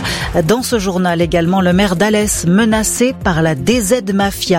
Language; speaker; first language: French; native; French